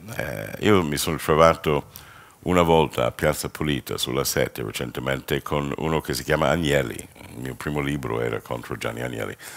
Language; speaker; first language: Italian; non-native, fluent; English